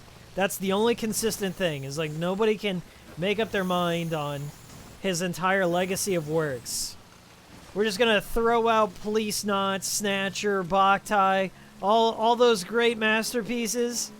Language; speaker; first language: English; native; English